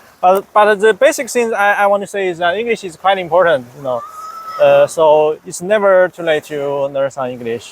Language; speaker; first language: English; non-native, fluent; Chinese